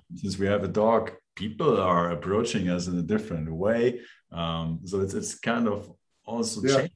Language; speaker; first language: English; non-native, fluent; German